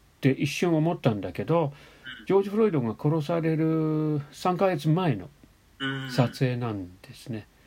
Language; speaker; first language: Japanese; non-native, fluent; English